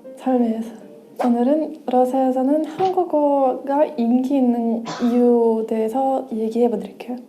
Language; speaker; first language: Korean; non-native, fluent; Russian